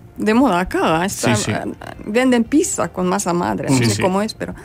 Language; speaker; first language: Spanish; non-native, fluent; Finnish